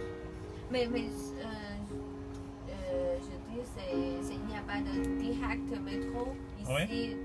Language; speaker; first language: French; non-native, learner; Chinese